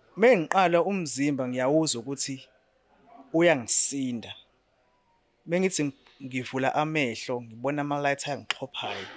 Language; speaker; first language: Zulu; native; Zulu